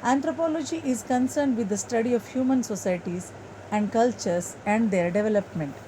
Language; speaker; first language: English; non-native, local second language; Kannada